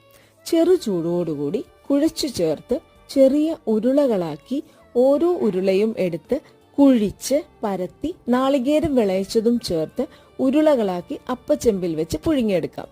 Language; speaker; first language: Malayalam; native; Malayalam